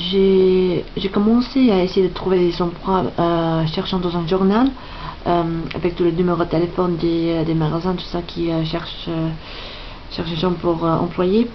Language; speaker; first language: French; non-native, fluent; English